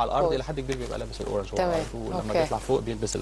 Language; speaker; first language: Arabic; native; Arabic